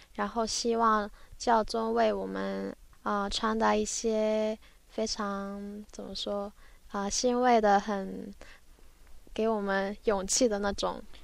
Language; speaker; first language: Chinese; early bilingual, other home language; Korean